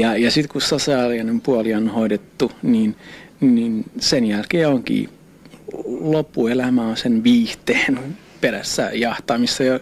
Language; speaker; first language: Finnish; non-native, local second language; Swedish